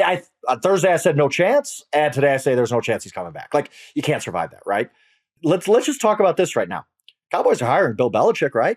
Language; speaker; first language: English; native; English